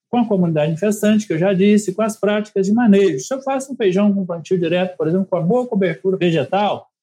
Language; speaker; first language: Portuguese; native; Portuguese